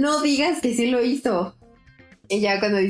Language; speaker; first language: Spanish; native; Spanish